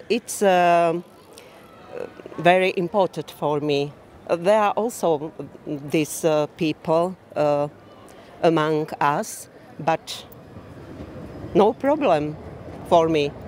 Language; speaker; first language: English; non-native, learner; Slovak